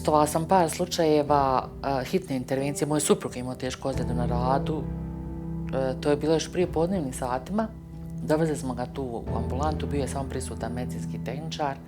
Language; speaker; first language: Bosnian; native; Bosnian